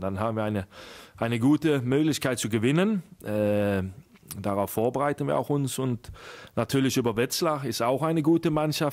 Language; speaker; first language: German; non-native, fluent; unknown